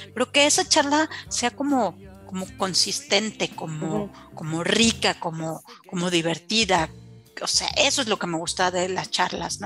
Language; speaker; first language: Spanish; native; Spanish